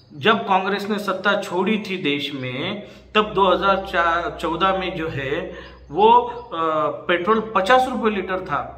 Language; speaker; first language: Hindi; non-native, local second language; Marathi